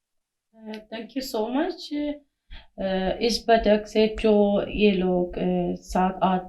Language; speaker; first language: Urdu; non-native, fluent; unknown